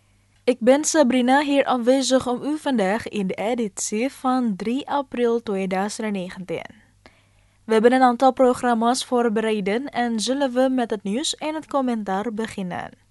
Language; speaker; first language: Dutch; non-native, fluent; Indonesian